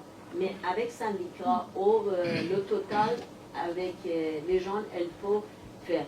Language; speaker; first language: French; non-native, learner; Persian